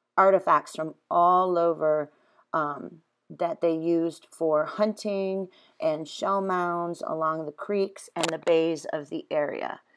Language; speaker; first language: English; native; English